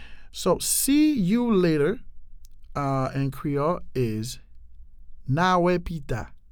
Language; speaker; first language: English; non-native, fluent; Haitian Creole